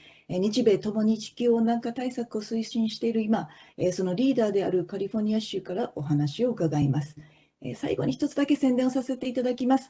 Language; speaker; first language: Japanese; native; Japanese